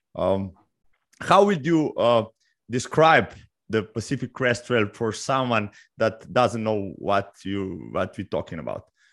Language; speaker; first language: English; non-native, fluent; Slovenian